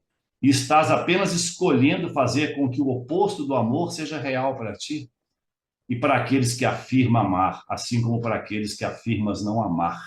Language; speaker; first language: Portuguese; native; Portuguese